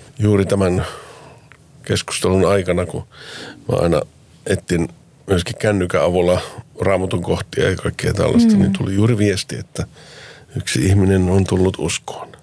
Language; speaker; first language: Finnish; native; Finnish